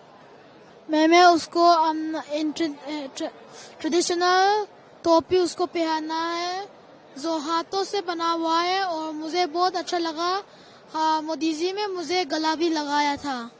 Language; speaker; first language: Hindi; non-native, local second language; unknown